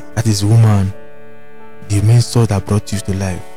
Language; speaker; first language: English; non-native, local second language; Igbo